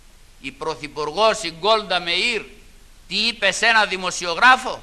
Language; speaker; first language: Greek; native; Greek